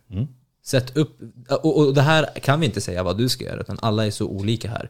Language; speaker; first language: Swedish; early bilingual, other home language; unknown